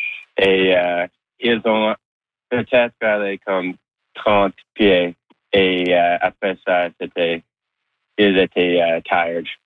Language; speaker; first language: French; non-native, local second language; English